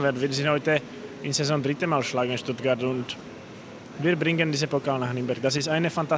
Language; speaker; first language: German; non-native, learner; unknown